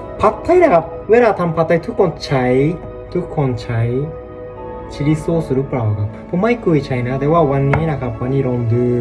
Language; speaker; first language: Thai; non-native, learner; Japanese